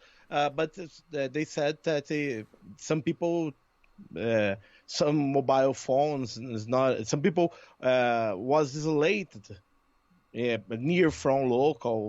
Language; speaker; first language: English; non-native, learner; Portuguese